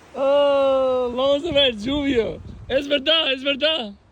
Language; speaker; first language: Spanish; non-native, learner; Albanian